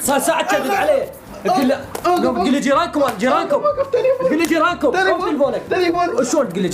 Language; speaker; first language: Arabic; native; Arabic